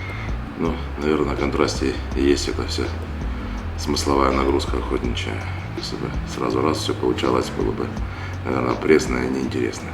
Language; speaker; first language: Russian; native; Russian